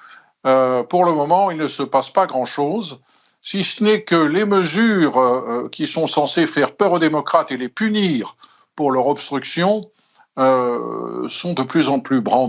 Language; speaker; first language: French; native; French